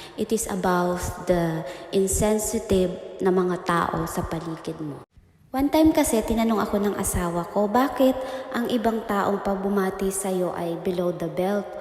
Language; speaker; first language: Filipino; native; Filipino